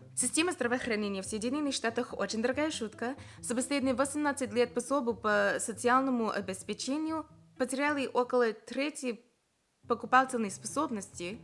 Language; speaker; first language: Russian; non-native, fluent; English